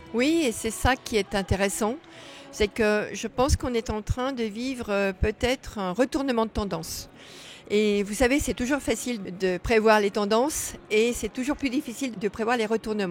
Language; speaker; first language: French; native; French